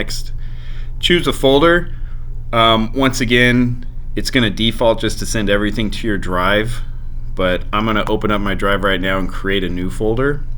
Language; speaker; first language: English; native; English